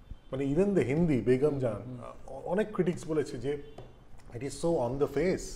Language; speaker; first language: English; non-native, local second language; Bangla